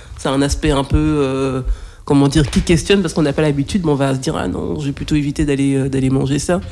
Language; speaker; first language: French; native; French